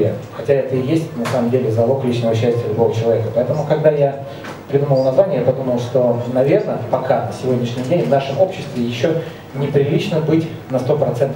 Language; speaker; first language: Russian; native; Russian